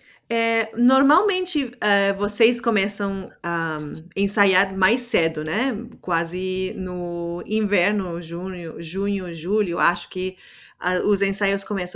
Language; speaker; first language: Portuguese; non-native, fluent; English